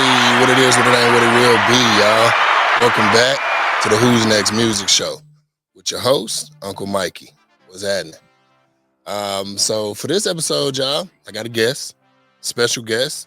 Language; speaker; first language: English; native; English